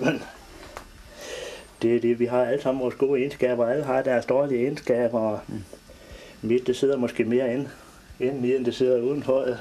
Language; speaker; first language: Danish; native; Danish